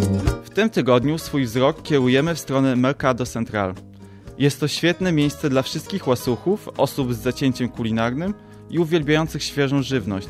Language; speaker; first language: Polish; native; Polish